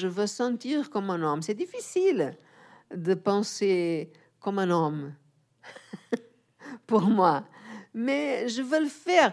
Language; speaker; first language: French; non-native, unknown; Portuguese